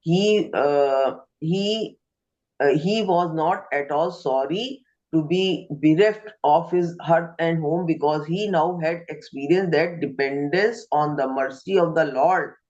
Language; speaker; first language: English; non-native, local second language; Hindi